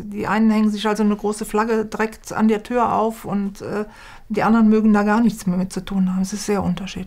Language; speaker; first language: German; native; German